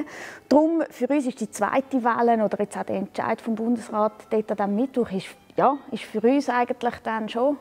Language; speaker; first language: German; native; German